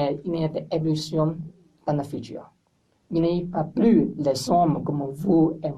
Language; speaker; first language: French; non-native, learner; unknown